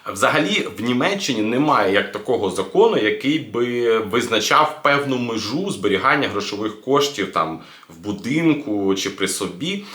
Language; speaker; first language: Ukrainian; native; Ukrainian